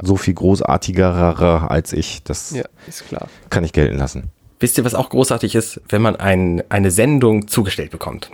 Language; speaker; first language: German; native; German